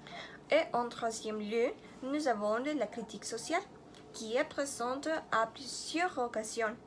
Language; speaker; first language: French; non-native, learner; Spanish